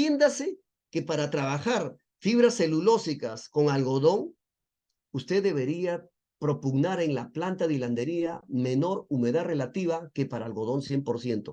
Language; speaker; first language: Spanish; native; Spanish